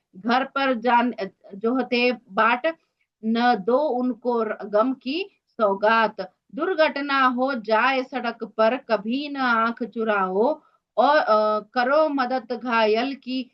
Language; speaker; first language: Hindi; non-native, local second language; Kannada